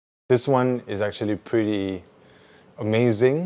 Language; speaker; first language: English; non-native, local second language; Malay